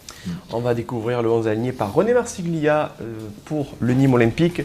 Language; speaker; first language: French; native; French